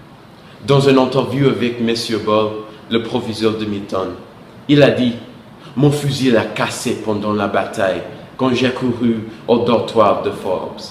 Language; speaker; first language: French; non-native, learner; English